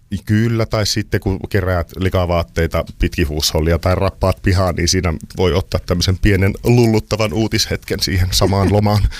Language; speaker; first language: Finnish; native; Finnish